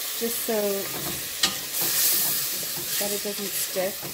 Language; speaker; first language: English; native; English